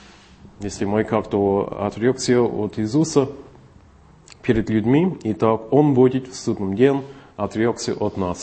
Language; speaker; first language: Russian; non-native, fluent; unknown